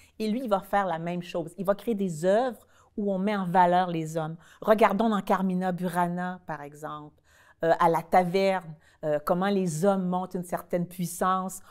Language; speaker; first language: French; native; French